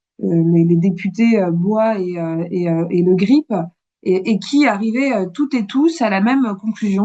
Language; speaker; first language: French; native; French